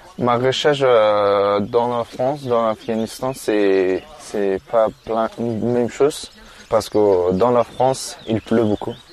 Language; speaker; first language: French; non-native, learner; Persian